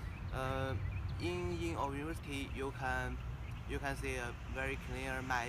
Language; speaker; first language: English; non-native, learner; Chinese